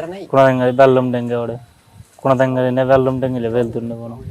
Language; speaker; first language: Malayalam; non-native, learner; Bangla